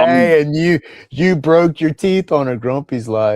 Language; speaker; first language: English; native; English